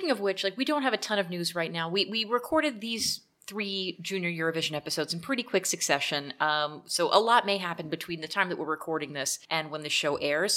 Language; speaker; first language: English; native; English